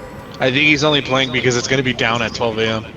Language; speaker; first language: English; native; English